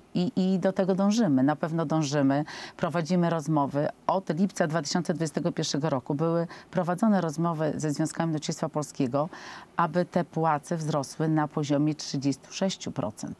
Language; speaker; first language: Polish; native; Polish